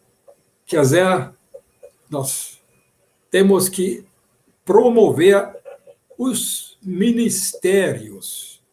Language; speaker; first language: Portuguese; non-native, fluent; German